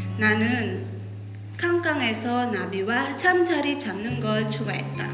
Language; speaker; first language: Korean; non-native, fluent; Filipino